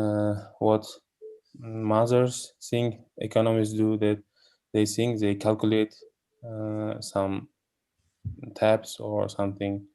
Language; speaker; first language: English; non-native, learner; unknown